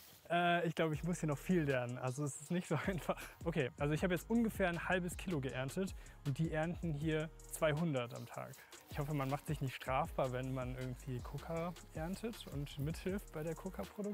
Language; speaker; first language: German; native; German